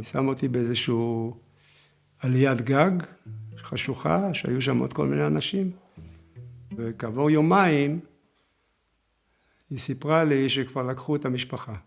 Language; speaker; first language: Hebrew; early bilingual, other home language; Yiddish